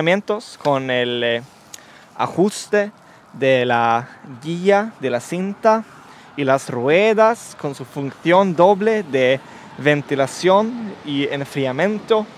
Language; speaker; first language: Spanish; non-native, learner; Swedish